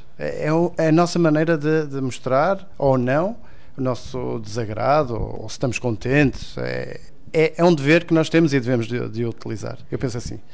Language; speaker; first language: Portuguese; native; Portuguese